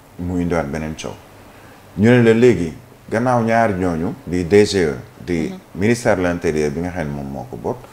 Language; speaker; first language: Wolof; native; Wolof